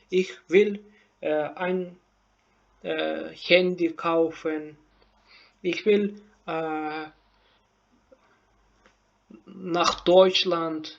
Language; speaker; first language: German; non-native, learner; Turkmen